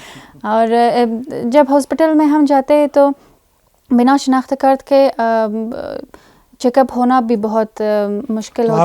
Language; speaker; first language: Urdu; non-native, fluent; Persian